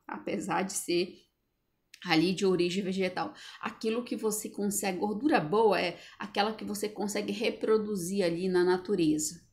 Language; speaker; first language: Portuguese; native; Portuguese